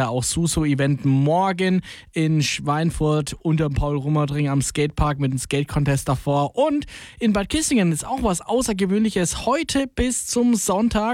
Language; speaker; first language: German; native; German